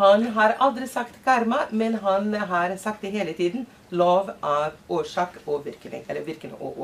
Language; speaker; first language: Norwegian; non-native, fluent; Portuguese